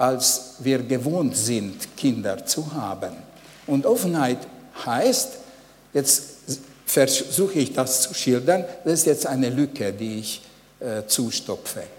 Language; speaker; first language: German; non-native, fluent; Hungarian